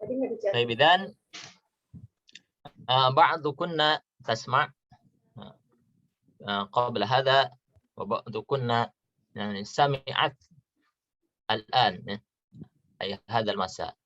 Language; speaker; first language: Arabic; non-native, fluent; Indonesian